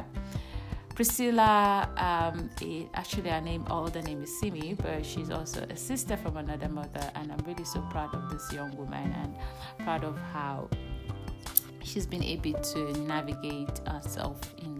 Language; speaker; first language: English; non-native, local second language; Yoruba